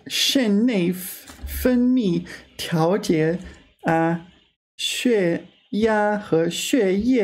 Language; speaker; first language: Chinese; non-native, learner; English